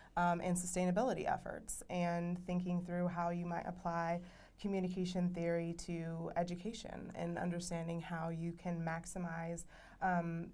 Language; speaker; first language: English; native; English